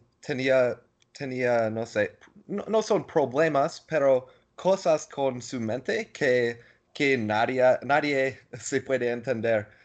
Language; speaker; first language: Spanish; non-native, learner; English